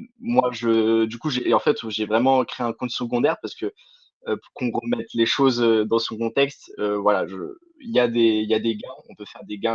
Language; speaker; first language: French; native; French